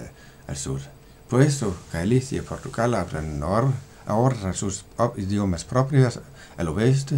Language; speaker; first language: Spanish; non-native, fluent; Danish